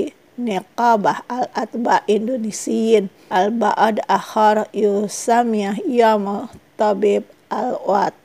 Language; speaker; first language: Arabic; non-native, learner; Indonesian